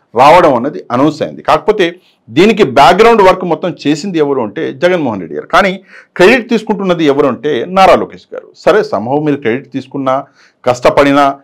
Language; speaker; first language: Telugu; native; Telugu